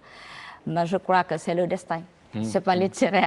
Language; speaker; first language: French; non-native, learner; Vietnamese